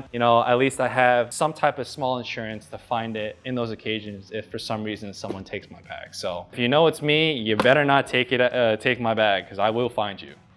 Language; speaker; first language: English; native; English